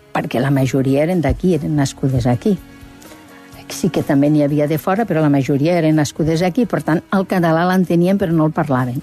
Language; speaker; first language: Catalan; native; Catalan